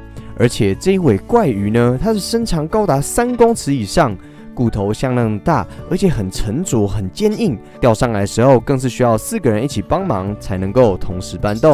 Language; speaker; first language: Chinese; native; Chinese